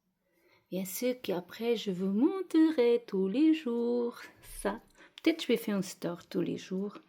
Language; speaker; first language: French; non-native, fluent; Portuguese